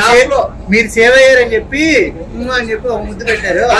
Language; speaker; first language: Telugu; native; Telugu